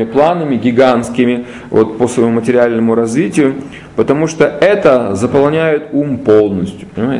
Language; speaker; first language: Russian; native; Russian